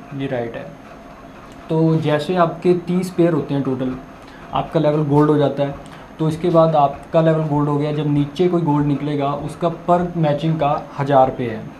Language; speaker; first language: Hindi; non-native, local second language; Punjabi